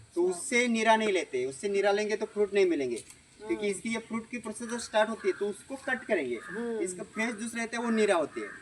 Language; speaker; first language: Hindi; non-native, local second language; Marathi